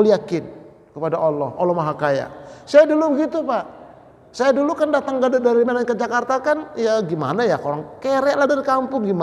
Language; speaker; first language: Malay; non-native, local second language; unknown